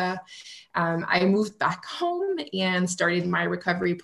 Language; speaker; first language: English; non-native, fluent; French